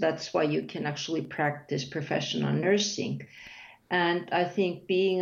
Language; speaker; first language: English; non-native, fluent; Icelandic